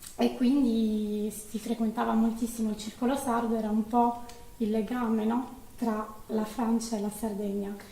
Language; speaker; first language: Italian; early bilingual, heritage; Italian